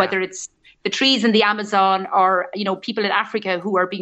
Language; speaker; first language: English; native; English